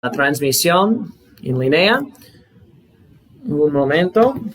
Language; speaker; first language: Spanish; non-native, fluent; English